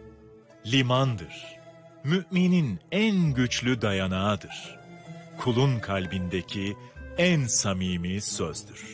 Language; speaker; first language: Turkish; native; Turkish